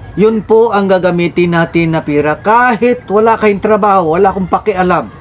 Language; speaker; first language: Filipino; non-native, local second language; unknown